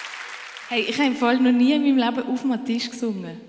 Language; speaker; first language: German; native; German